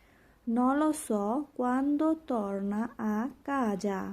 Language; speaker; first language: Italian; non-native, learner; Bangla